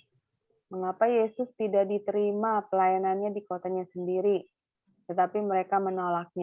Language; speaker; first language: Indonesian; native; Indonesian